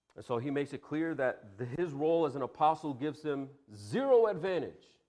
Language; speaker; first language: English; native; English